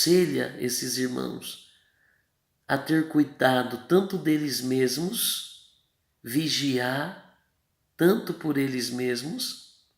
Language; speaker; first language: Portuguese; native; Portuguese